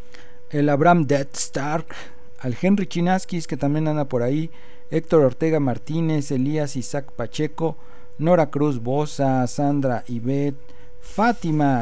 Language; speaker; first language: Spanish; native; Spanish